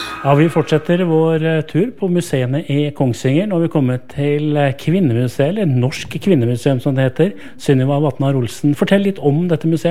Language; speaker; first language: Norwegian; native; Norwegian